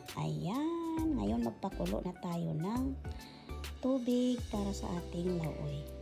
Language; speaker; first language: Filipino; non-native, local second language; Cebuano